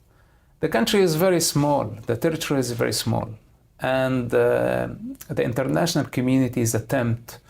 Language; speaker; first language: English; non-native, fluent; Arabic